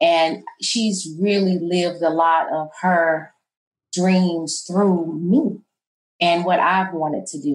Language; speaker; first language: English; native; English